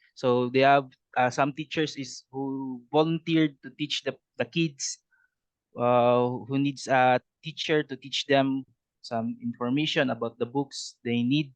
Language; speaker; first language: English; non-native, learner; Cebuano